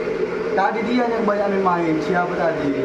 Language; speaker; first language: Indonesian; native; Indonesian